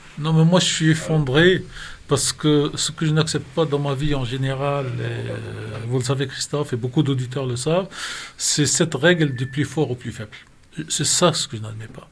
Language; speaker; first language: French; native; French